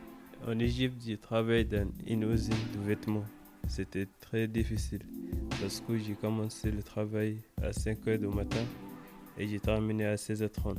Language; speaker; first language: French; non-native, learner; Arabic